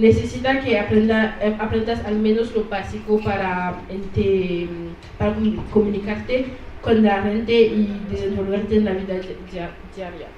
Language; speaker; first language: Spanish; non-native, learner; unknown